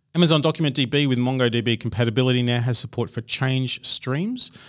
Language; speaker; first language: English; native; English